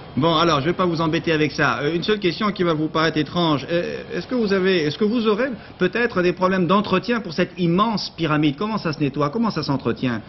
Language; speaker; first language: French; native; French